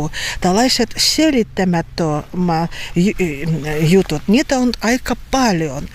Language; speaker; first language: Finnish; non-native, learner; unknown